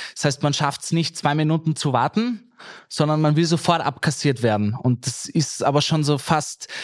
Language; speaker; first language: German; native; German